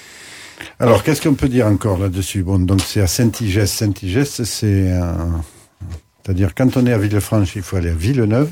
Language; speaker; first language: French; native; French